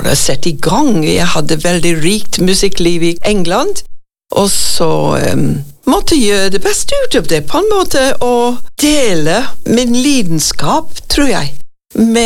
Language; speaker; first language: Norwegian; non-native, fluent; English